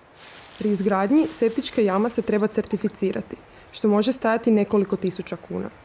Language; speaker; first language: Croatian; native; Croatian